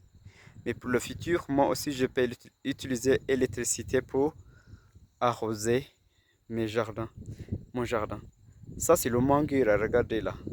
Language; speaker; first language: French; non-native, fluent; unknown